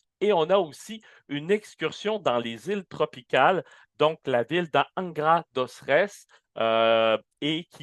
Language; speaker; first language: French; native; French